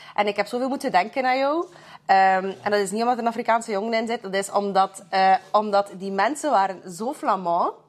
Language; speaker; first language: Dutch; early bilingual, other home language; Russian